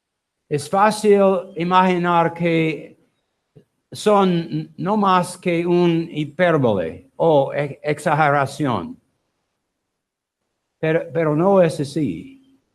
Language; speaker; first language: Spanish; non-native, learner; English